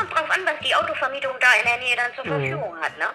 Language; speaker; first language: German; native; German